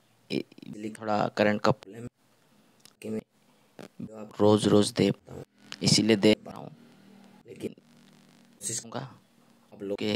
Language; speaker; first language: Hindi; non-native, local second language; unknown